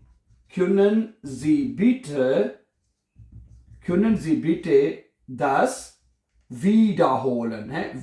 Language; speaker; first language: German; non-native, learner; Urdu